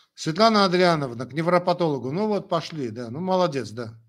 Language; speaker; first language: Russian; non-native, local second language; Armenian